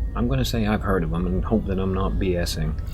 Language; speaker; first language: English; native; English